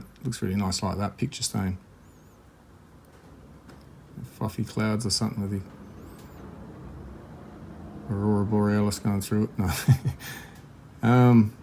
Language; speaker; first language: English; native; English